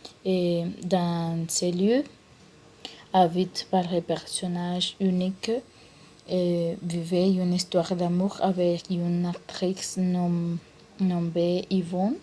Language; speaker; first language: French; non-native, learner; Spanish